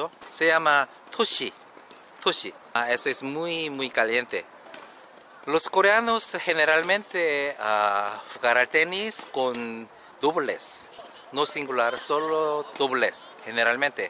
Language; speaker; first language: Spanish; non-native, learner; Korean